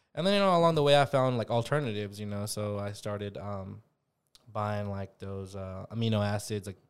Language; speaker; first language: English; native; English